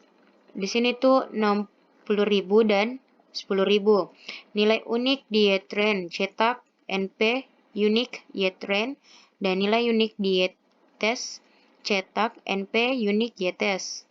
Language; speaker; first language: Indonesian; native; Indonesian